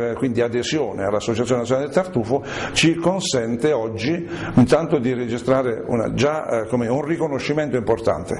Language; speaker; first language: Italian; native; Italian